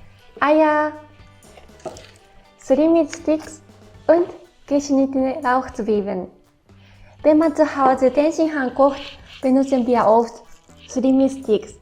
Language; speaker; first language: German; non-native, fluent; Japanese